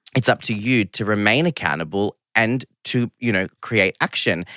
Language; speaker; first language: English; non-native, local second language; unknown